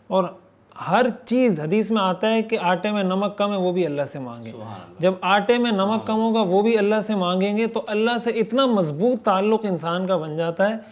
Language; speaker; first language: Urdu; native; Urdu